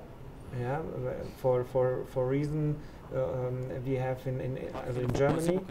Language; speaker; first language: English; non-native, fluent; German